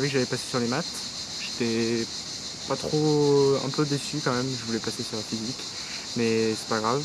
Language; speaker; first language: French; native; French